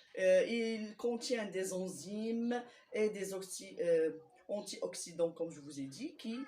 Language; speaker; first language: French; non-native, local second language; Arabic